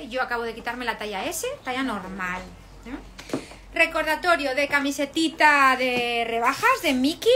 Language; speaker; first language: Spanish; native; Spanish